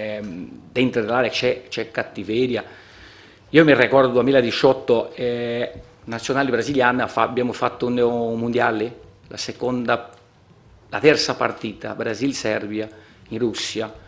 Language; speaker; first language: Italian; non-native, fluent; Portuguese